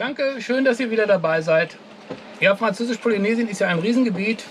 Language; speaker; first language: German; native; German